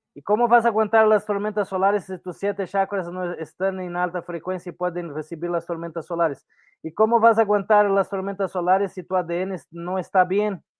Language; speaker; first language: Spanish; non-native, fluent; Portuguese